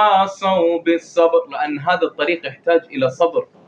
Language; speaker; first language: Arabic; native; Arabic